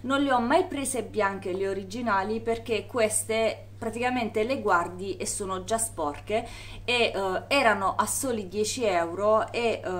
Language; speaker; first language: Italian; native; Italian